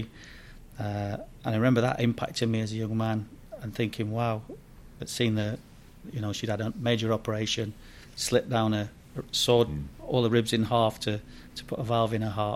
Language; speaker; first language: English; native; English